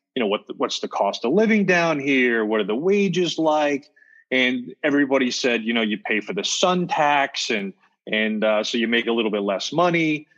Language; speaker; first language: English; native; English